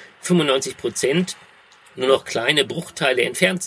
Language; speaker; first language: German; native; German